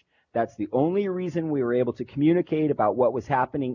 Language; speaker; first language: English; native; English